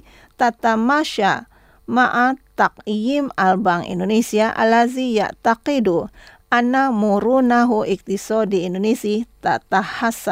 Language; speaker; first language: Arabic; non-native, fluent; Indonesian